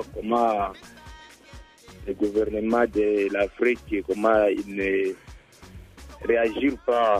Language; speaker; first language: French; non-native, learner; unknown